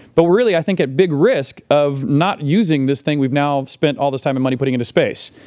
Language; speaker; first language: English; native; English